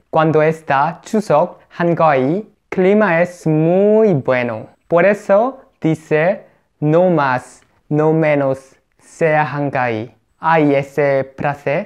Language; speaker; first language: Spanish; non-native, learner; Korean